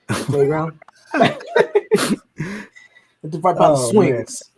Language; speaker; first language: English; native; English